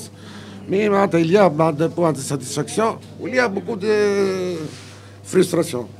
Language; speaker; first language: French; non-native, local second language; Arabic